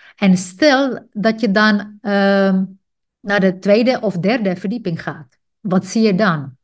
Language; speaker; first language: Dutch; non-native, fluent; Czech